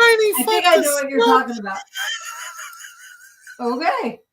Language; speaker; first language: English; native; English